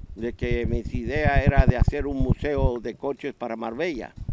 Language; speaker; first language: Spanish; native; Spanish